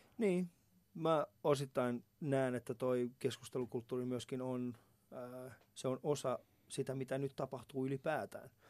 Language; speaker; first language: Finnish; non-native, fluent; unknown